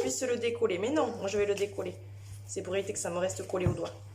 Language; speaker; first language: French; native; French